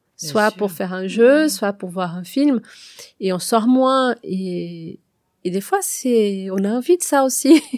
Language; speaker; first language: French; non-native, fluent; Portuguese